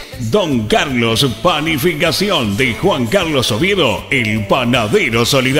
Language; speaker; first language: Spanish; native; Spanish